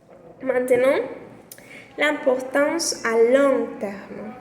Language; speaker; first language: French; non-native, learner; Spanish